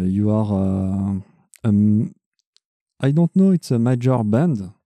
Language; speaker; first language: English; non-native, learner; French